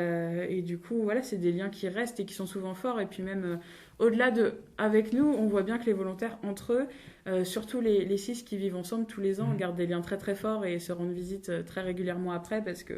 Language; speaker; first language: French; native; French